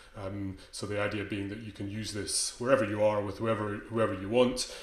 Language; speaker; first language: English; native; English